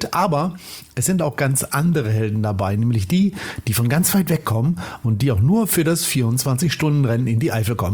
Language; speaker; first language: German; native; German